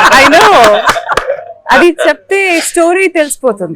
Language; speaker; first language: Telugu; non-native, fluent; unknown